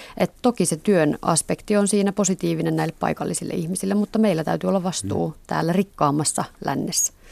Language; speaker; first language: Finnish; native; Finnish